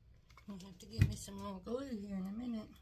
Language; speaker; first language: English; native; English